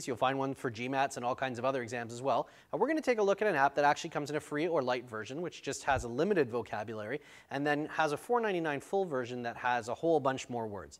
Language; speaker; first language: English; native; English